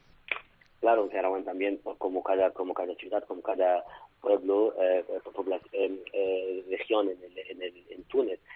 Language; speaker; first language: Spanish; non-native, fluent; Arabic